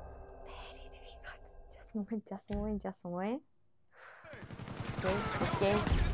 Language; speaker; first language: English; non-native, learner; Japanese